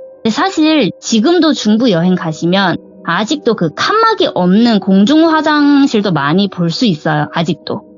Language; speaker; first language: Korean; non-native, fluent; Chinese